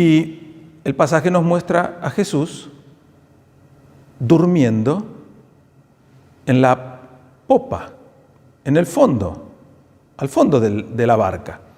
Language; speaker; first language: Spanish; native; Spanish